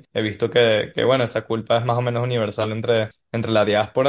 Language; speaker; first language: Spanish; native; Spanish